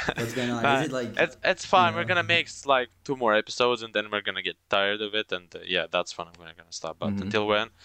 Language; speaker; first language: English; non-native, fluent; Romanian